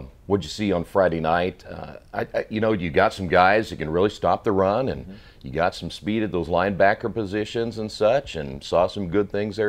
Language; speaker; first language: English; native; English